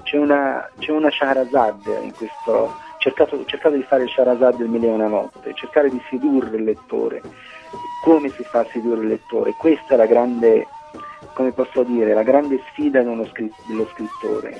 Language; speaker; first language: Italian; non-native, fluent; Arabic